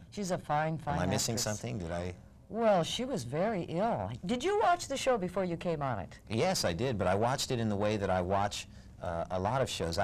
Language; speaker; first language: English; native; English